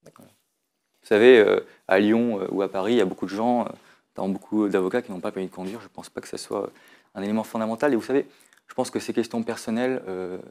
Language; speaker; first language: French; native; French